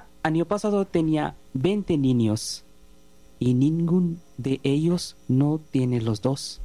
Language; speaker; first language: Spanish; non-native, learner; Bangla